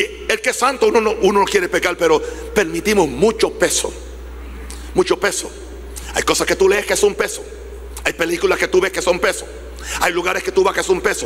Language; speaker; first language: Spanish; native; Spanish